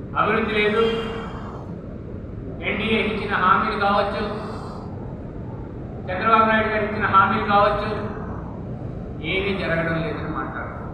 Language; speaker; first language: Telugu; native; Telugu